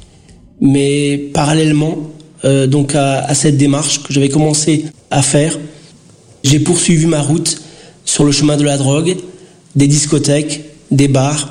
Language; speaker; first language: French; early bilingual, other home language; Portuguese